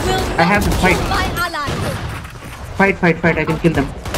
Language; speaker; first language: English; non-native, local second language; Kannada